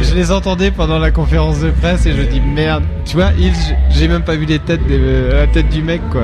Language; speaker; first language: French; native; French